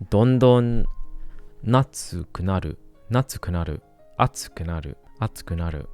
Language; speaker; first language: Japanese; non-native, learner; English